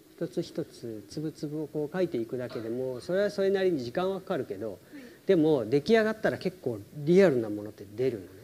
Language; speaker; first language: Japanese; native; Japanese